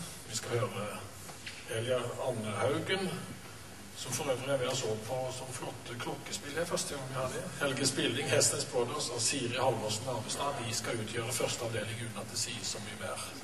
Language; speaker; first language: Norwegian; native; Norwegian